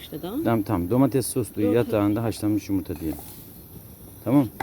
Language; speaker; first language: Turkish; native; Turkish